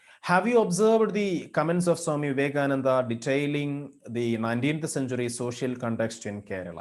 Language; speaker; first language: English; non-native, local second language; Malayalam